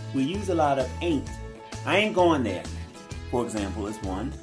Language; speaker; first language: English; native; English